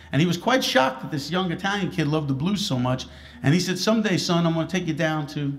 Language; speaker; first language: English; native; English